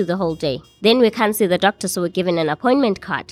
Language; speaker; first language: English; non-native, local second language; Xhosa